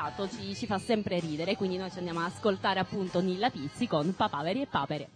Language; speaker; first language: Italian; native; Italian